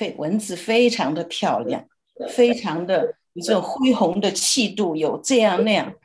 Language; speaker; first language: Chinese; native; Chinese